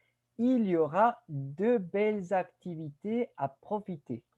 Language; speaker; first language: French; non-native, fluent; Spanish